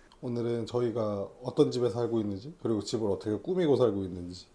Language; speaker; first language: Korean; native; Korean